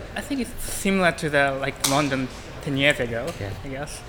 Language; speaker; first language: English; non-native, learner; Japanese